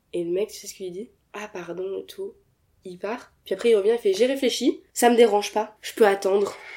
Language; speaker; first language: French; native; French